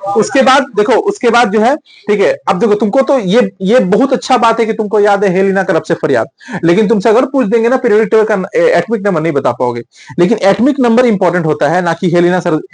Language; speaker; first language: Hindi; native; Hindi